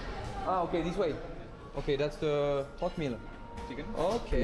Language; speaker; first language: English; non-native, learner; French